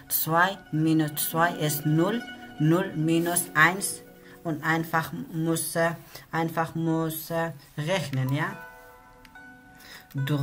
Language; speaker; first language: German; non-native, learner; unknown